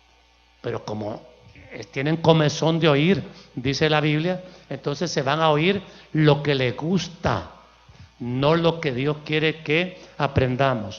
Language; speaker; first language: Spanish; native; Spanish